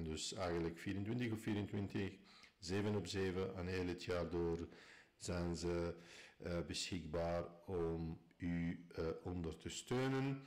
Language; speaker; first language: Dutch; non-native, fluent; Arabic